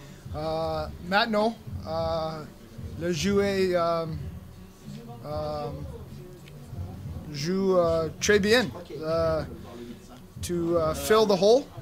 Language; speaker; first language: French; non-native, learner; English